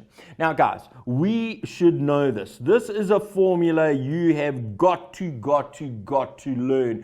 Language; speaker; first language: English; native; English